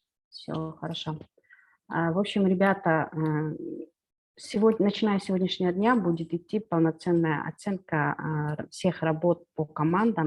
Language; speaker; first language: Russian; non-native, local second language; Kyrgyz